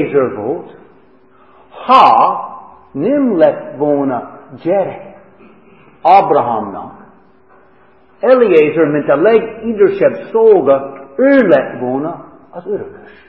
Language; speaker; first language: Hungarian; non-native, fluent; English